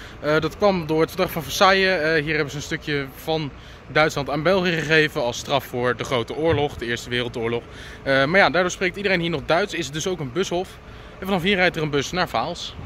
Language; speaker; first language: Dutch; native; Dutch